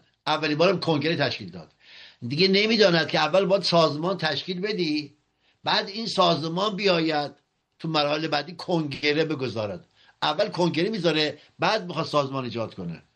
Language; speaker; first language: Persian; native; Persian